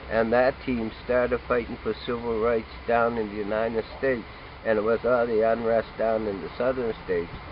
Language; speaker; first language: English; native; English